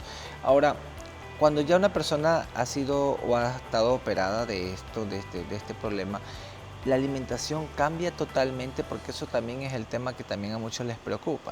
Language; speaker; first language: Spanish; native; Spanish